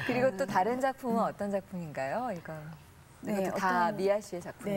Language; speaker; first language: Korean; native; Korean